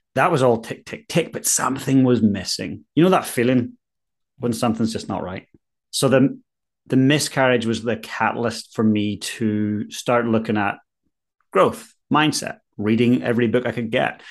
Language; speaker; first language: English; native; English